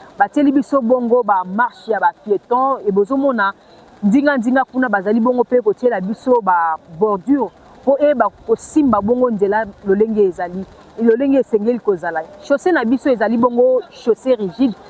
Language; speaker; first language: Lingala; native; Lingala